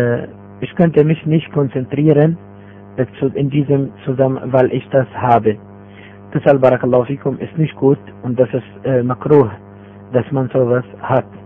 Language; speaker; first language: German; non-native, fluent; Arabic